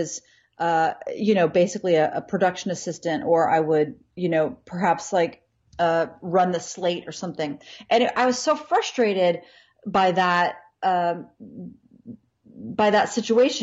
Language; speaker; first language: English; native; English